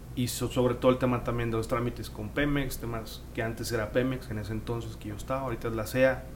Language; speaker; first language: Spanish; native; Spanish